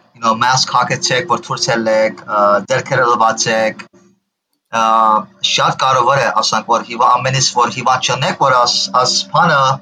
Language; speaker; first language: Armenian; early bilingual, heritage; Armenian